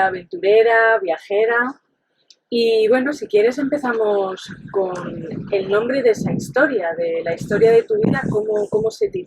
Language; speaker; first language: Spanish; native; Spanish